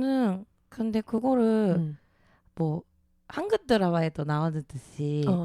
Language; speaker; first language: Korean; early bilingual, heritage; Japanese